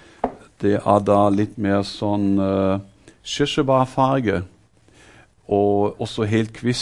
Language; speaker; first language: Norwegian; non-native, fluent; German